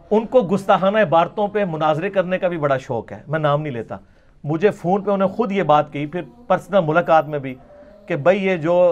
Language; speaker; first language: Urdu; non-native, local second language; Punjabi